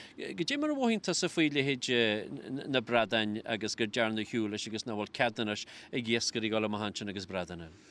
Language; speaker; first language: Irish; native; Irish